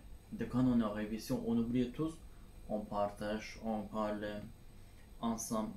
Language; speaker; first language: French; non-native, learner; Turkish